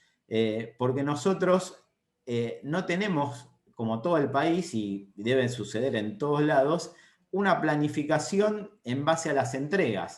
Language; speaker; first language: Spanish; native; Spanish